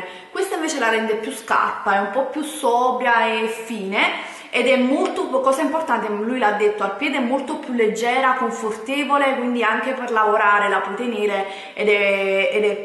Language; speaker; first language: Italian; native; Italian